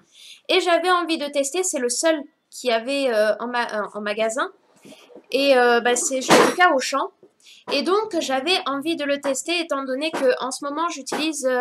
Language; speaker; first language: French; native; French